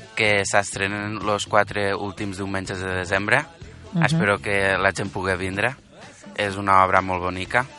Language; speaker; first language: Catalan; native; Catalan